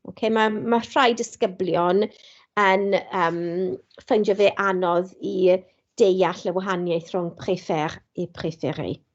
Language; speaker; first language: Welsh; non-native, local second language; English